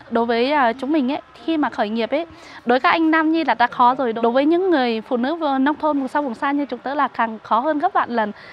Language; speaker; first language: Vietnamese; non-native, local second language; Hmong